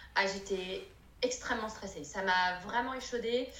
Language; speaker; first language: French; native; French